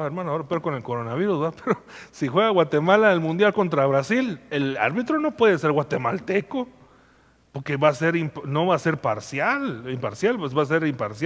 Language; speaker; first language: Spanish; native; Spanish